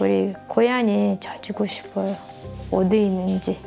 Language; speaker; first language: Korean; non-native, learner; Russian